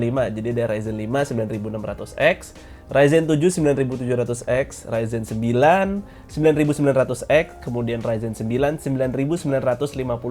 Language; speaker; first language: Indonesian; native; Indonesian